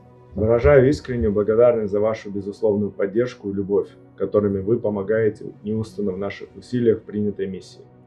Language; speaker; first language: Russian; native; Russian